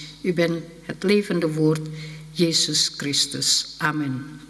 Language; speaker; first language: Dutch; non-native, fluent; Indonesian